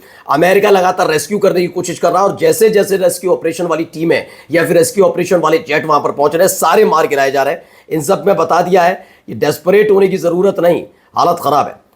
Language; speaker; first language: Hindi; native; Hindi